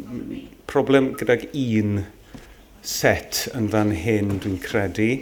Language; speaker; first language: Welsh; native; Welsh